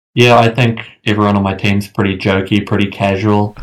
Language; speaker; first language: English; native; English